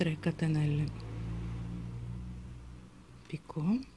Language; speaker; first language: Italian; non-native, fluent; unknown